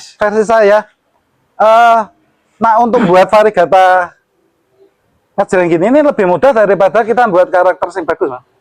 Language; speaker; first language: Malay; non-native, local second language; Javanese